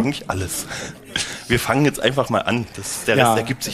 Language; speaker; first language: German; native; German